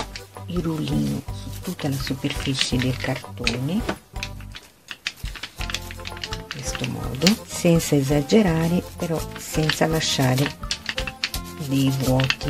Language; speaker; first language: Italian; non-native, fluent; Portuguese